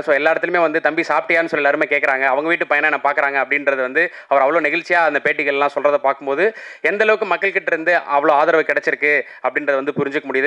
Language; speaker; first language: Tamil; native; Tamil